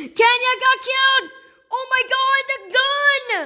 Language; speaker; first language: English; native; English